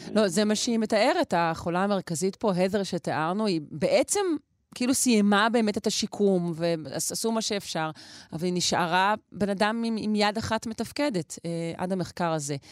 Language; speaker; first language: Hebrew; native; Hebrew